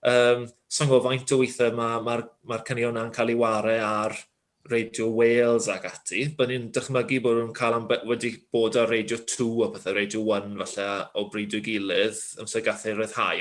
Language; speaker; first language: Welsh; native; Welsh